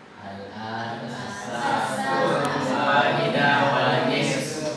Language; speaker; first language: Arabic; non-native, learner; Indonesian